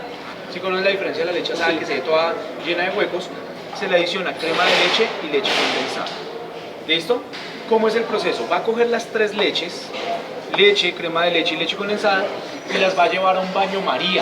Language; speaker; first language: Spanish; native; Spanish